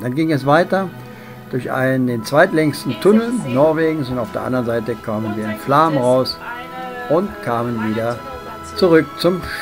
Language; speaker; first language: German; native; German